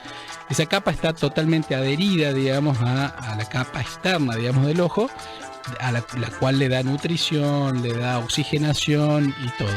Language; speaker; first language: Spanish; native; Spanish